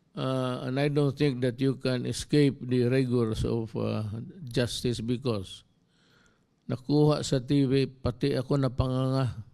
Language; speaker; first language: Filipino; non-native, local second language; Cebuano